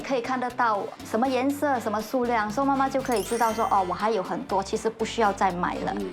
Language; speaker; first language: Chinese; native; Chinese